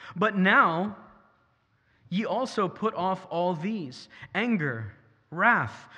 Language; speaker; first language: English; native; English